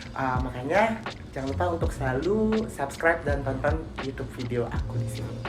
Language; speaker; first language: Indonesian; non-native, local second language; Balinese